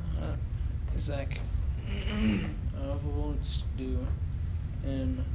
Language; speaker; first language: German; non-native, learner; English